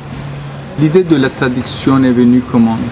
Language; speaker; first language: French; non-native, fluent; Turkish